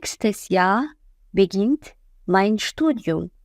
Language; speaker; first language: German; non-native, fluent; Azerbaijani